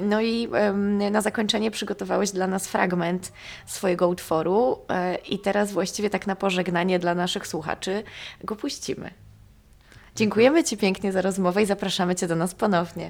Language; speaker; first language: Polish; native; Polish